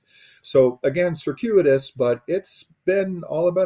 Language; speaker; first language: English; native; English